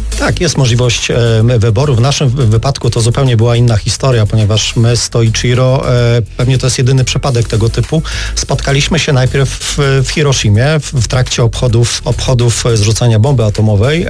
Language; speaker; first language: Polish; native; Polish